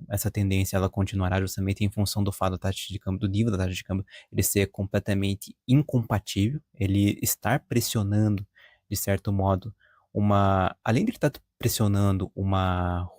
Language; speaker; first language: Portuguese; native; Portuguese